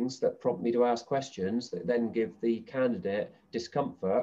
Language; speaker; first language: English; native; English